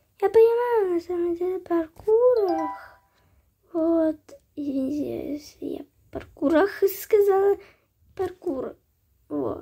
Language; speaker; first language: Russian; early bilingual, heritage; Russian